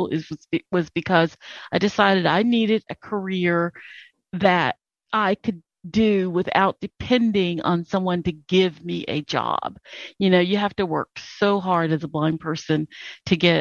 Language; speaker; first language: English; native; English